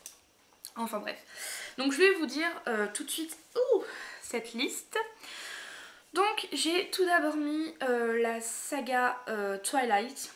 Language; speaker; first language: French; native; French